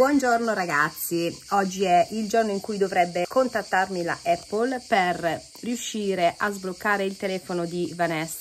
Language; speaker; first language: Italian; native; Italian